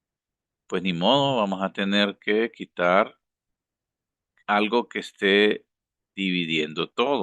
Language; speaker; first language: Spanish; native; Spanish